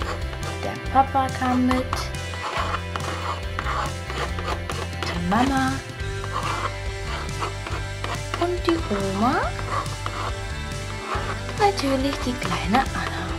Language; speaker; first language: German; early bilingual, other home language; Russian